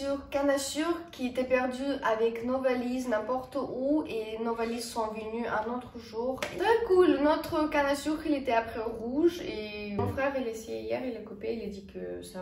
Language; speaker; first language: French; non-native, fluent; Estonian